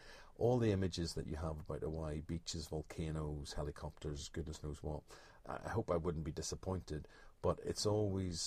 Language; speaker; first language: English; native; English